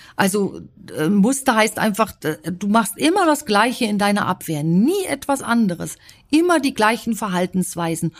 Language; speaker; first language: German; native; German